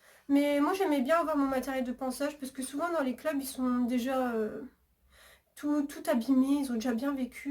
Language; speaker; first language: French; native; French